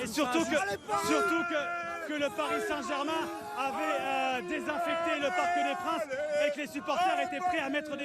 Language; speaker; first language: French; native; French